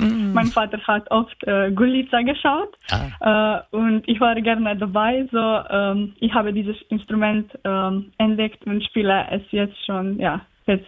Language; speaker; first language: German; non-native, learner; Slovenian